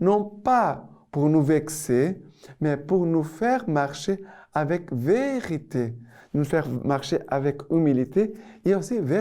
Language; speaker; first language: French; non-native, fluent; Portuguese